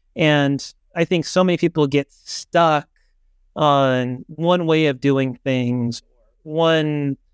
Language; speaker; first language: English; native; English